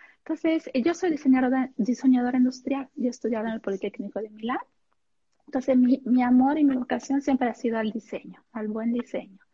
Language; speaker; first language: Spanish; non-native, fluent; Italian